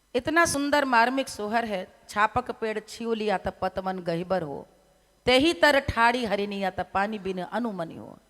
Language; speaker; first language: Hindi; native; Hindi